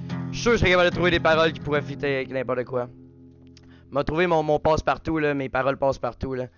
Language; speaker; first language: French; native; French